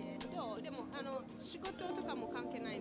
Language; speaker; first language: Japanese; non-native, learner; English